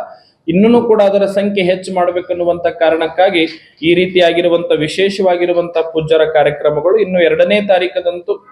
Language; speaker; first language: Kannada; native; Kannada